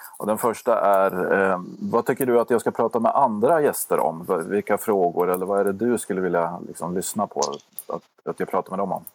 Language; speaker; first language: Swedish; native; Swedish